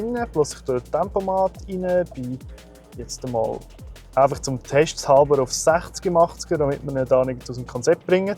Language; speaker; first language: German; native; German